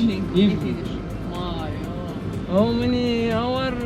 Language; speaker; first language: English; non-native, learner; Arabic